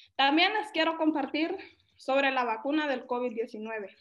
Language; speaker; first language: Spanish; native; Spanish